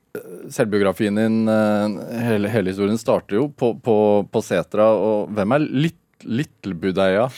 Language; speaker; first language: Norwegian; native; Norwegian